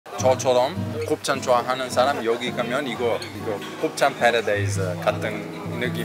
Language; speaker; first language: Korean; non-native, fluent; Italian